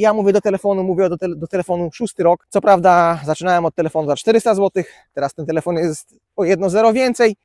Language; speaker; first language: Polish; native; Polish